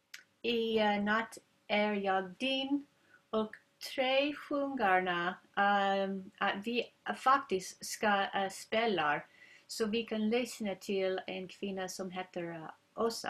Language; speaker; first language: Swedish; non-native, learner; English